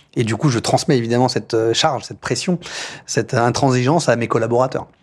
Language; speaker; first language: French; native; French